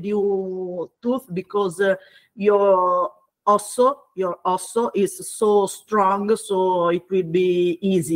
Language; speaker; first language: English; non-native, learner; Italian